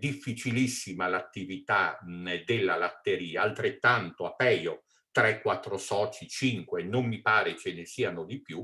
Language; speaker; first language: Italian; native; Italian